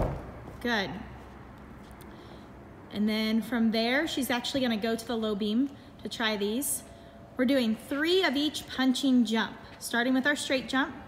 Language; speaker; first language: English; native; English